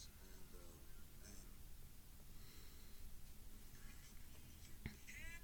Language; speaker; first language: English; native; English